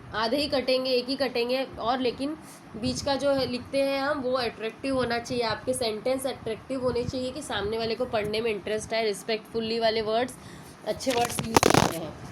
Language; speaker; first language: Hindi; non-native, local second language; Marathi